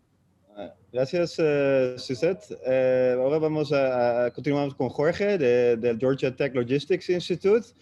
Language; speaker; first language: Spanish; non-native, fluent; Dutch